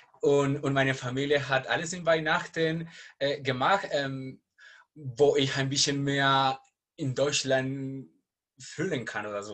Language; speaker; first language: German; non-native, learner; Spanish